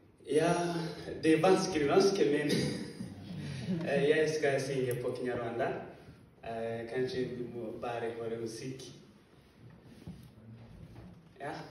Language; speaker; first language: Swedish; non-native, learner; Kinyarwanda